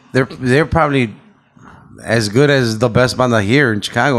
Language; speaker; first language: English; early bilingual, other home language; Spanish